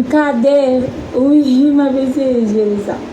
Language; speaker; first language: French; non-native, local second language; Haitian Creole